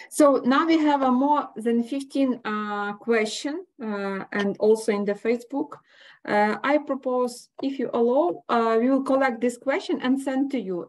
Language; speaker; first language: English; non-native, learner; Ukrainian